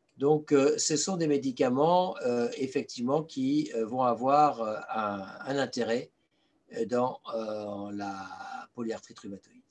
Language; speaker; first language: French; native; French